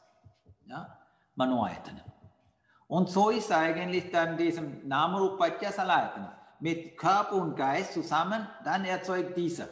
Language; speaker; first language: German; non-native, fluent; Sinhala